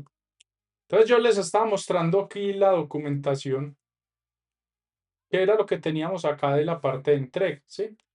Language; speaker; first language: Spanish; native; Spanish